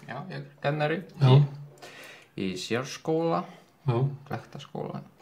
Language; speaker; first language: Icelandic; non-native, learner; Ukrainian